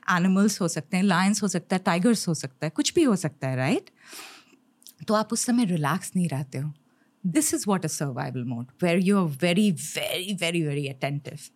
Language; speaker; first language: Hindi; native; Hindi